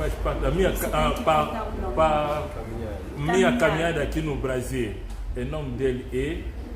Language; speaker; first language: Portuguese; non-native, learner; Luba-Lulua